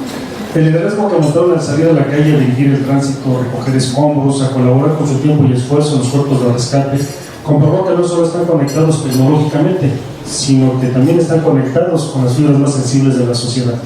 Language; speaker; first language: Spanish; native; Spanish